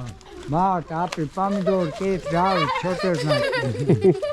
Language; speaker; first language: Russian; non-native, learner; Georgian